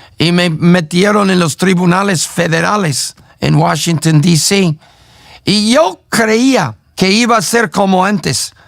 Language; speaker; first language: Spanish; non-native, fluent; English